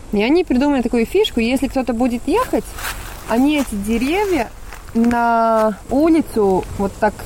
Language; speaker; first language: Russian; non-native, local second language; Latvian